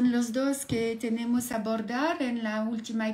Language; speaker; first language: Spanish; non-native, learner; French